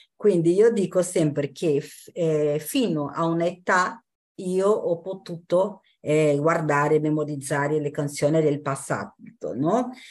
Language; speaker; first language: Italian; non-native, fluent; Portuguese